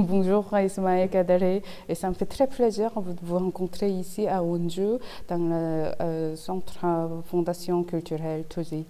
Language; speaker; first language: French; non-native, fluent; Korean